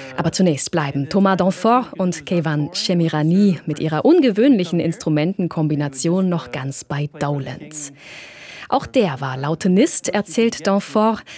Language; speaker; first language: German; native; German